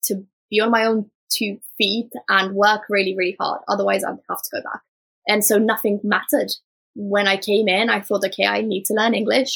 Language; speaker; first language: English; early bilingual, other home language; Romanian